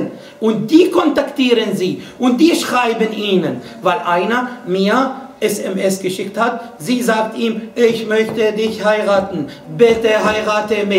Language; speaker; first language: German; non-native, fluent; Arabic